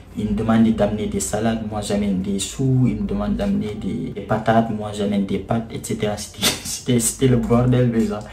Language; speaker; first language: French; non-native, local second language; Wolof